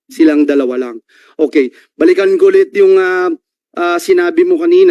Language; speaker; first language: Filipino; native; Filipino